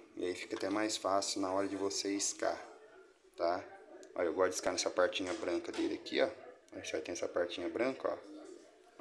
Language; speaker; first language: Portuguese; native; Portuguese